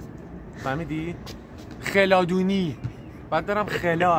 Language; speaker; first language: Persian; native; Persian